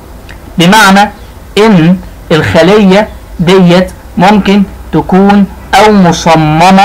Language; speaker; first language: Arabic; native; Arabic